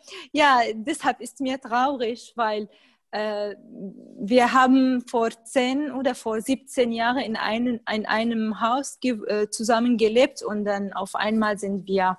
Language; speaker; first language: German; non-native, fluent; Arabic